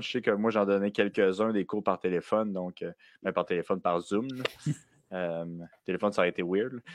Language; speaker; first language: French; native; French